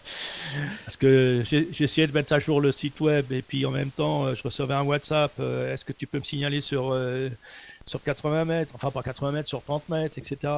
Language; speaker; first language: French; native; French